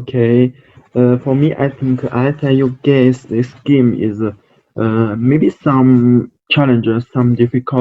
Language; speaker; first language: English; non-native, learner; Chinese